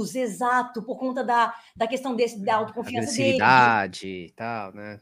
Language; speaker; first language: Portuguese; native; Portuguese